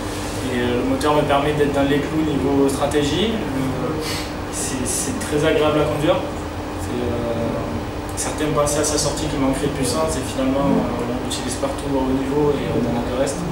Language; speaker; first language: French; native; French